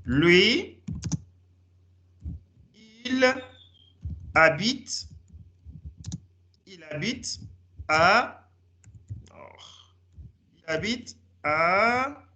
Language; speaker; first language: French; non-native, fluent; Spanish